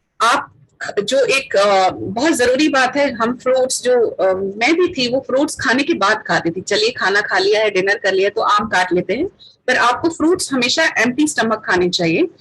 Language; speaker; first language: Hindi; native; Hindi